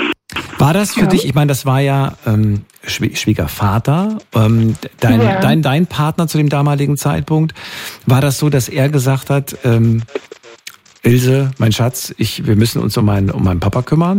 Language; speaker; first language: German; native; German